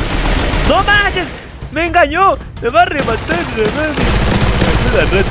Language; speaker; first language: Spanish; native; Spanish